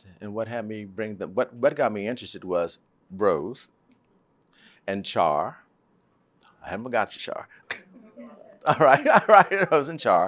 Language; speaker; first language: English; native; English